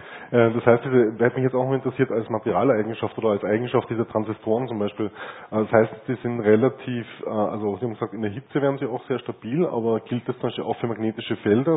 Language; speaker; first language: German; native; German